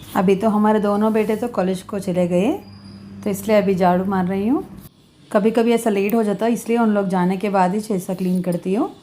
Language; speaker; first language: Hindi; non-native, local second language; Telugu